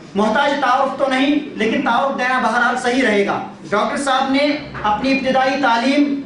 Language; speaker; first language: Urdu; native; Urdu